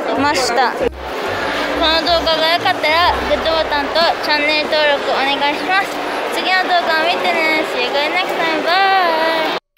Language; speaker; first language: Japanese; early bilingual, heritage; Japanese